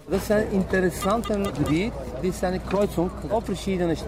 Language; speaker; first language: German; non-native, fluent; Bulgarian